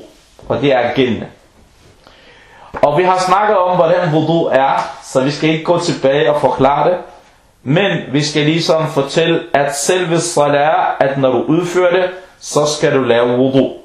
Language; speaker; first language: Danish; non-native, local second language; Arabic